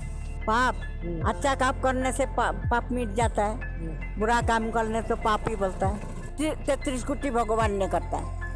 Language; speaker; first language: Hindi; non-native, local second language; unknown